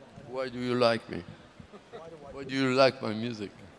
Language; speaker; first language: English; non-native, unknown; French